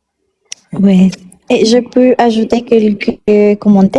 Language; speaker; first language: French; non-native, learner; Spanish